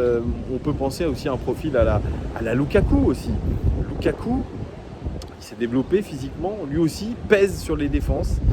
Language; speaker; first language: French; native; French